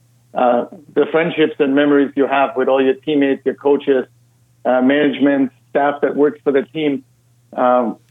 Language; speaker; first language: English; non-native, fluent; German